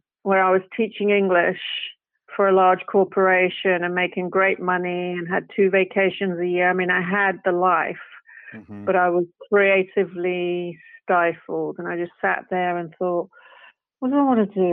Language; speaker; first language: English; native; English